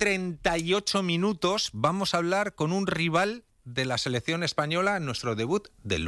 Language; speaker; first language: Spanish; native; Spanish